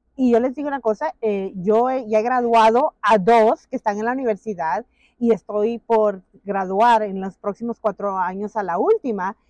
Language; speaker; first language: Spanish; native; Spanish